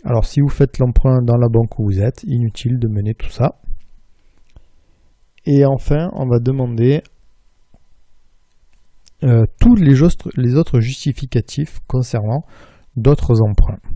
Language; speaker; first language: French; native; French